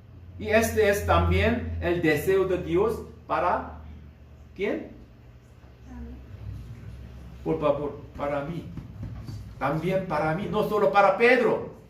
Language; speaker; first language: Spanish; non-native, learner; Korean